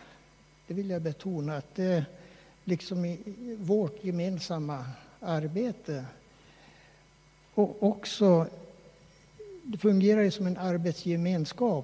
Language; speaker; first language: Swedish; native; Swedish